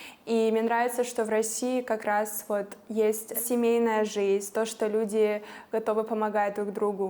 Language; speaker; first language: Russian; non-native, fluent; English